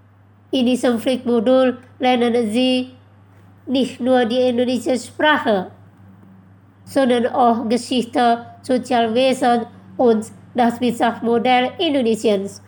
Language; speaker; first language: German; non-native, fluent; Indonesian